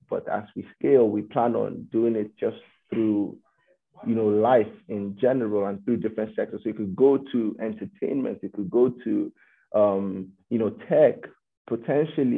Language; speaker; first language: English; non-native, local second language; Yoruba